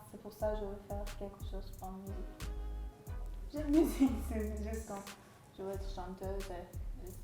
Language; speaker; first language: French; non-native, learner; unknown